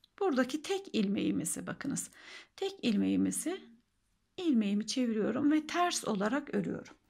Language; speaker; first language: Turkish; native; Turkish